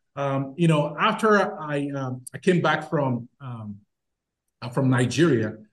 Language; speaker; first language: English; non-native, local second language; Yoruba